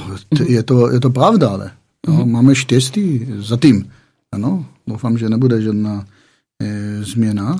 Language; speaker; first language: Czech; non-native, fluent; Hebrew